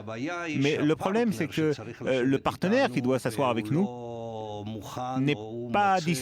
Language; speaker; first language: French; non-native, fluent; Hebrew